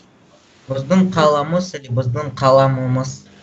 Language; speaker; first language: Kazakh; non-native, local second language; Russian